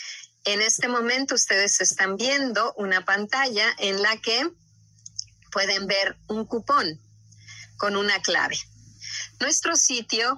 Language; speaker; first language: Spanish; native; Spanish